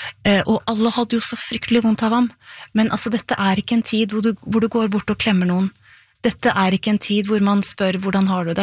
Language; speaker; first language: Norwegian; native; Norwegian